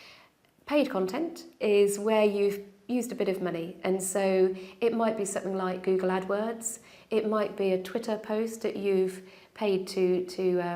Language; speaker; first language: English; native; English